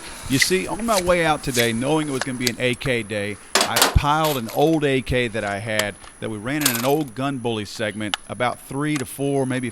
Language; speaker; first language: English; native; English